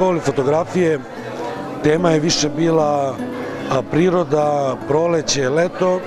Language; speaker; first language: Croatian; native; Croatian